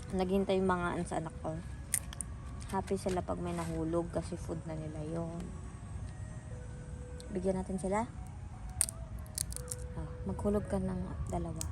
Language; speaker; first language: Filipino; non-native, local second language; Iloko